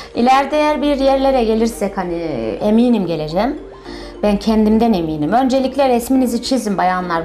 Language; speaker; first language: Turkish; early bilingual, heritage; Turkish